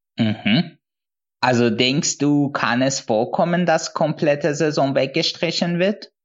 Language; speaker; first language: German; non-native, fluent; Persian